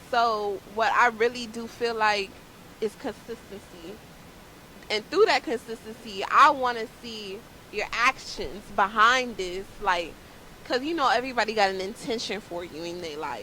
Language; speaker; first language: English; native; English